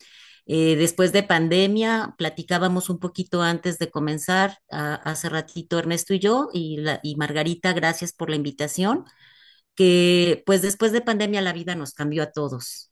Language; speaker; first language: Spanish; native; Spanish